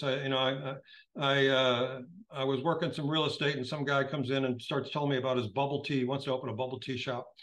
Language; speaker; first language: English; native; English